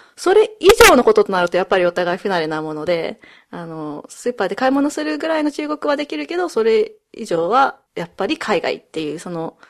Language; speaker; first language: Japanese; early bilingual, heritage; Japanese